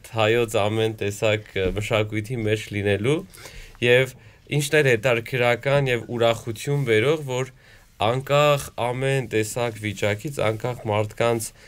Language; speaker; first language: Armenian; native; Armenian